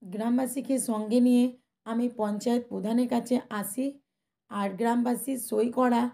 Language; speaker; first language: Bangla; native; Bangla